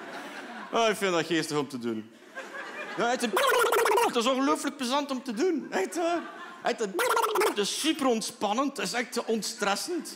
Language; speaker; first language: Dutch; native; Dutch